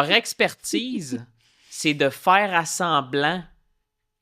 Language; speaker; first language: French; native; French